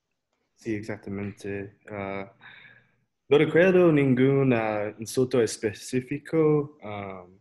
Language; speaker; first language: Spanish; non-native, learner; English